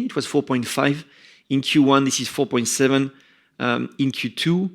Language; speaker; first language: English; non-native, fluent; French